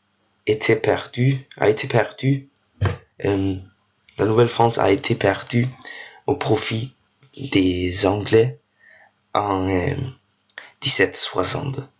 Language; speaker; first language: French; non-native, learner; Danish